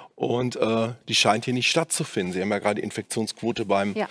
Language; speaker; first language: German; native; German